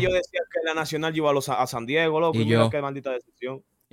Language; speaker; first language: Spanish; native; Spanish